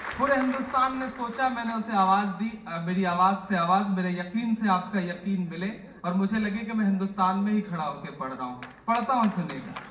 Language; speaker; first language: Hindi; native; Hindi